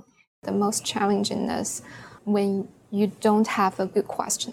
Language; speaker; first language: English; non-native, fluent; Chinese